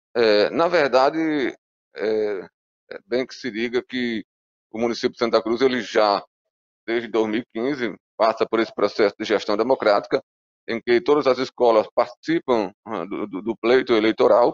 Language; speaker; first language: Portuguese; native; Portuguese